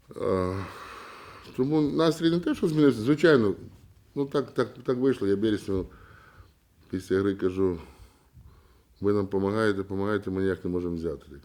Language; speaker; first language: Ukrainian; native; Ukrainian